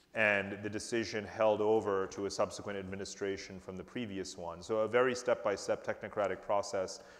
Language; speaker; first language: English; native; English